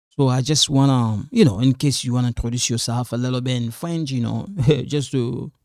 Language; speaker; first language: English; non-native, fluent; Lingala